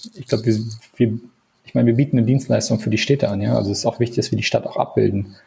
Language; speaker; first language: German; non-native, fluent; English